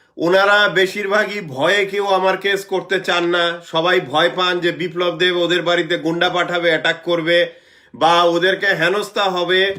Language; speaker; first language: Bangla; native; Bangla